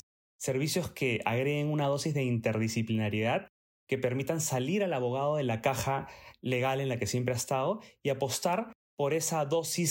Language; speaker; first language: Spanish; native; Spanish